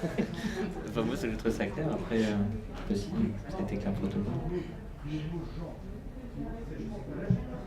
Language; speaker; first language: French; native; French